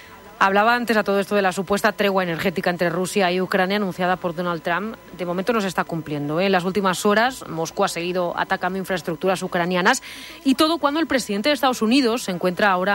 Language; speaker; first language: Spanish; native; Spanish